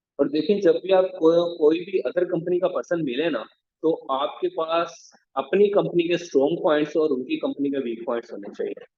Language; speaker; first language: Urdu; non-native, local second language; Punjabi